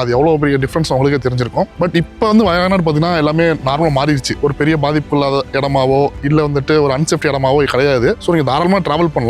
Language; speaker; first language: Tamil; native; Tamil